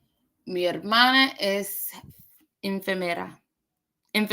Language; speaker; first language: Spanish; non-native, learner; English